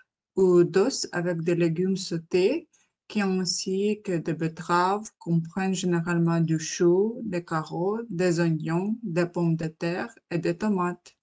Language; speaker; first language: French; non-native, learner; Ukrainian